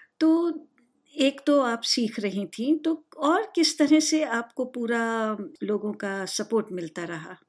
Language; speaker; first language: Hindi; native; Hindi